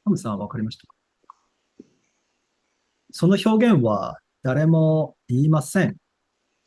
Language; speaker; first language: Japanese; non-native, fluent; English